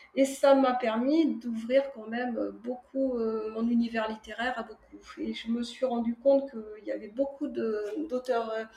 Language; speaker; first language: French; native; French